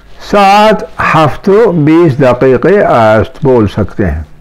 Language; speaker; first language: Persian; non-native, fluent; Urdu